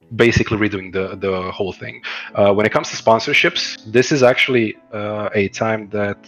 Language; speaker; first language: English; non-native, fluent; Croatian